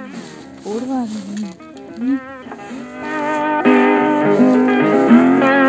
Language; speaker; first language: Spanish; native; Spanish